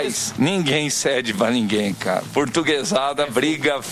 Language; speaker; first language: Portuguese; native; Portuguese